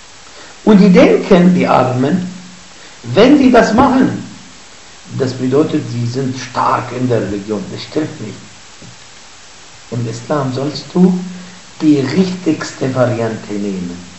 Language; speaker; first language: German; non-native, fluent; Arabic